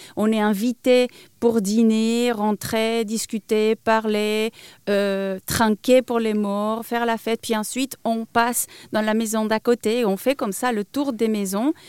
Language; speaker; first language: French; non-native, fluent; Spanish